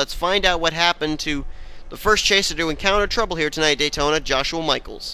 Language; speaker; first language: English; native; English